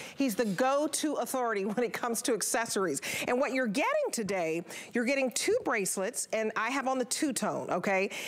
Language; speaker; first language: English; native; English